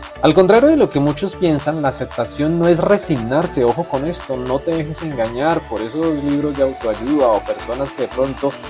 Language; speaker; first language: Spanish; native; Spanish